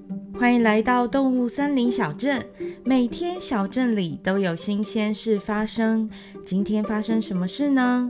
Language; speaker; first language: Chinese; native; Chinese